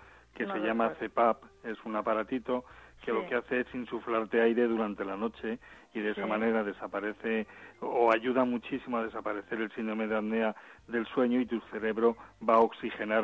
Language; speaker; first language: Spanish; native; Spanish